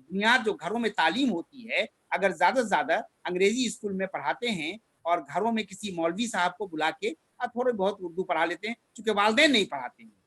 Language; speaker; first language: Urdu; native; Urdu